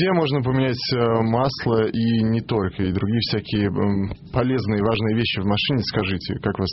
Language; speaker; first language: Russian; native; Russian